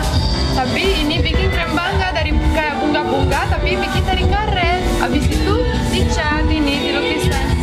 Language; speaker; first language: Indonesian; non-native, learner; Romanian